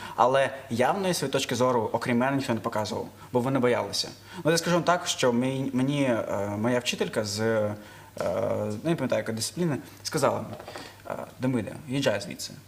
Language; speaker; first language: Ukrainian; non-native, local second language; Russian